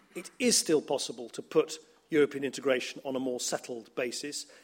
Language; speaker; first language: English; early bilingual, other home language; Dutch